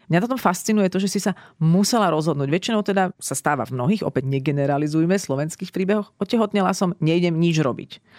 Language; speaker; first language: Slovak; native; Slovak